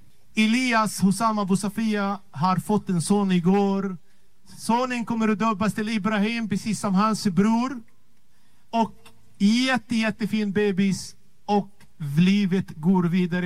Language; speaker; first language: Swedish; non-native, fluent; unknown